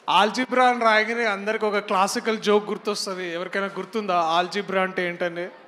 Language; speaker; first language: Telugu; native; Telugu